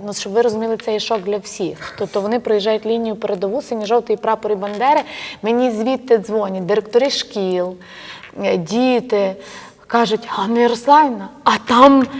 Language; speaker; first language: Ukrainian; native; Ukrainian